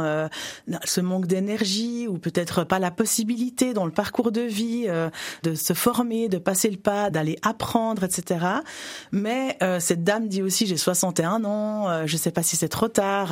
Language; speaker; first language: French; native; French